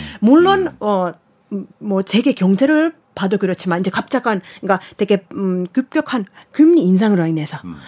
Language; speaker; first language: Korean; non-native, fluent; Finnish